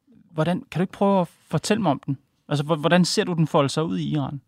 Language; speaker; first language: Danish; native; Danish